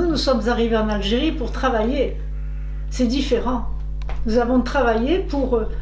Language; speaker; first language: French; native; French